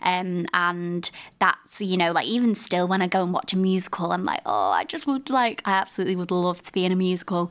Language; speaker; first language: English; native; English